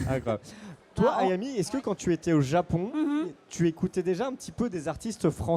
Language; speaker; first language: French; native; French